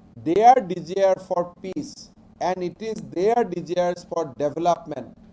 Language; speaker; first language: English; non-native, local second language; Assamese